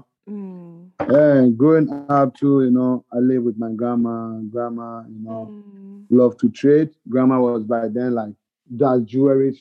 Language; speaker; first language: English; non-native, local second language; Ga